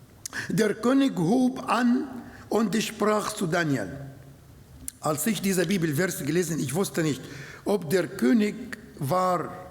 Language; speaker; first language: German; non-native, learner; Arabic